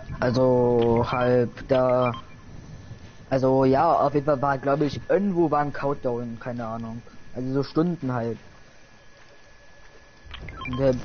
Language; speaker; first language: German; native; German